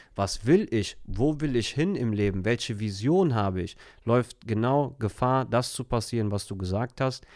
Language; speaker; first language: German; early bilingual, other home language; Turkish